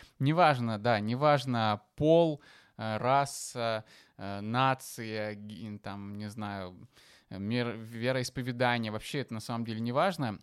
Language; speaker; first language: Russian; native; Russian